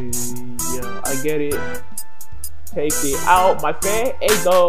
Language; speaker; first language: English; native; English